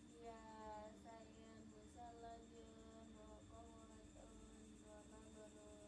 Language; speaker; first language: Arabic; non-native, learner; Indonesian